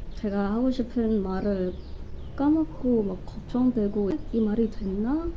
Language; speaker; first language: Korean; non-native, learner; English